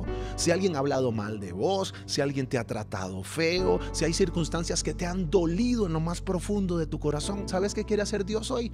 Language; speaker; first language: Spanish; native; Spanish